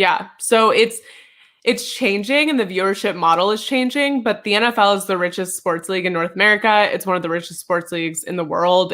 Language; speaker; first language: English; native; English